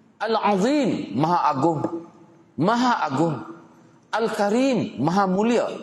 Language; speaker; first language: Malay; native; Malay